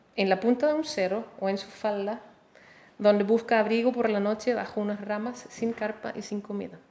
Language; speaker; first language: Spanish; non-native, fluent; Danish